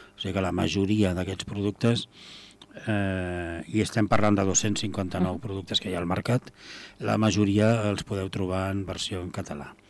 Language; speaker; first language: Catalan; native; Catalan